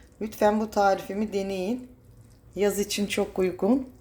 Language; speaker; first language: Turkish; native; Turkish